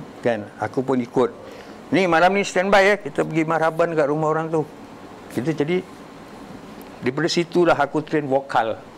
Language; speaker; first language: Malay; native; Malay